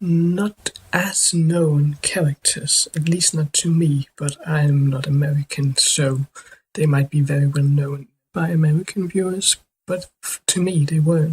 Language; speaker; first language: English; non-native, fluent; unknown